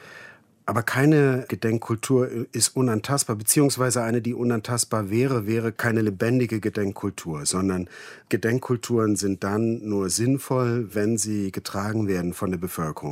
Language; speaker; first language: German; native; German